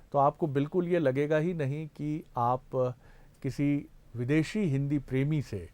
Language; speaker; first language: Hindi; native; Hindi